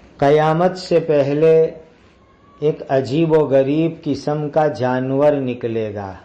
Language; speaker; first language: Urdu; non-native, local second language; Gujarati